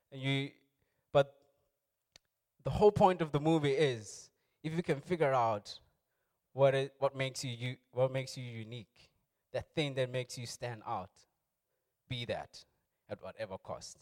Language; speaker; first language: English; non-native, local second language; Tswana